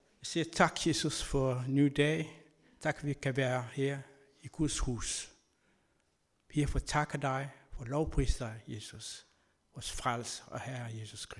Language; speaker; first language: Danish; non-native, learner; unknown